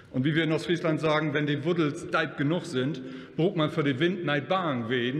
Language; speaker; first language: German; non-native, local second language; Low German